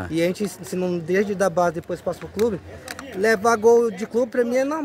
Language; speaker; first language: Portuguese; native; Portuguese